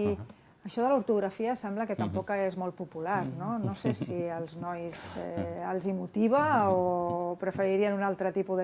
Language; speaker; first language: Catalan; native; Catalan